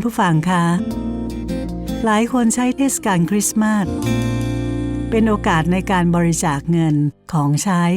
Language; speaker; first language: Thai; native; Thai